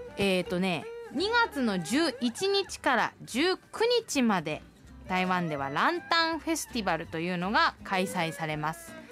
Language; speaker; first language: Japanese; non-native, fluent; Chinese